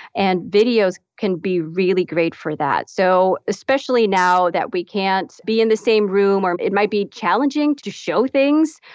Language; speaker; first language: English; non-native, fluent; Dutch